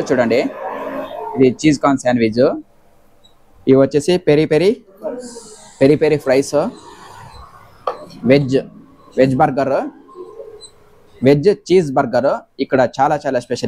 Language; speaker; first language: Telugu; native; Telugu